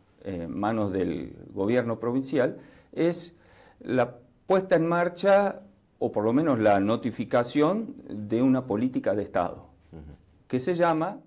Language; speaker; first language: Spanish; native; Spanish